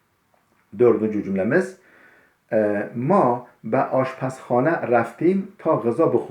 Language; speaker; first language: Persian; non-native, fluent; Turkish